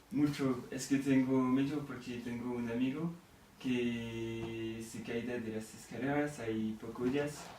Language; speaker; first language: Spanish; non-native, learner; French